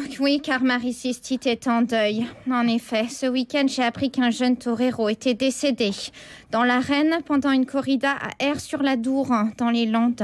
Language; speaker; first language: French; native; French